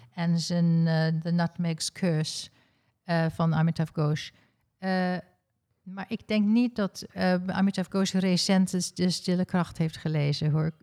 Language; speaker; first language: Dutch; early bilingual, heritage; Dutch